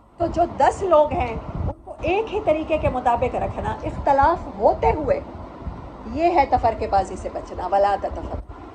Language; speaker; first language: Urdu; non-native, local second language; Saraiki